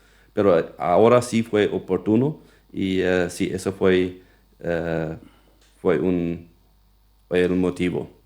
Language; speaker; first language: Spanish; non-native, local second language; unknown